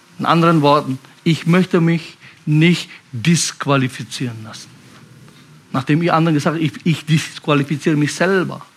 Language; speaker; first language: German; non-native, fluent; Indonesian